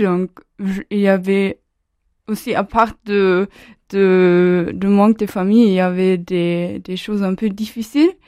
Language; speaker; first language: French; non-native, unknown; German